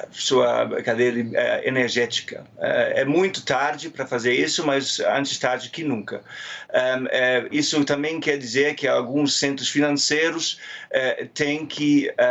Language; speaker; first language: Portuguese; non-native, fluent; German